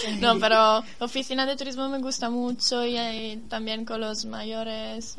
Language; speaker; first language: Spanish; non-native, learner; Italian